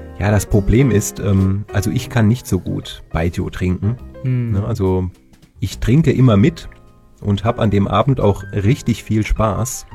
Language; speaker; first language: German; native; German